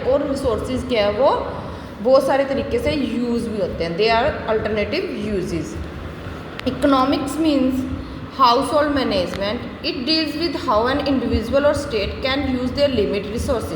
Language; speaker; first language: Hindi; native; Hindi